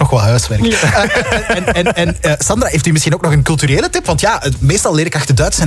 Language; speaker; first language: Dutch; native; Dutch